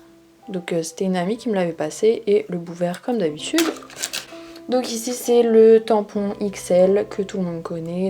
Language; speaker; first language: French; native; French